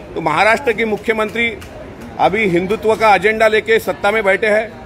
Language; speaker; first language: Hindi; non-native, local second language; Marathi